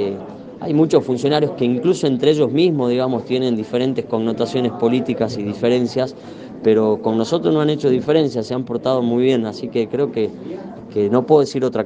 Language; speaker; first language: Spanish; native; Spanish